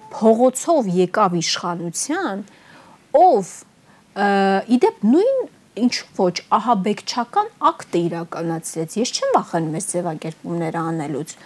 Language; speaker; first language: Armenian; native; Armenian